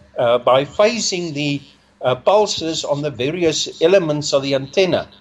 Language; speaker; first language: English; non-native, local second language; Afrikaans